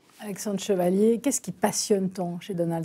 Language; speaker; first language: French; native; French